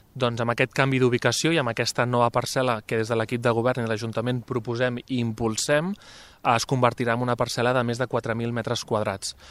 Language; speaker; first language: Catalan; native; Catalan